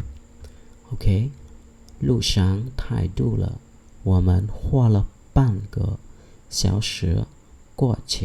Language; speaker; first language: Chinese; non-native, fluent; Khmer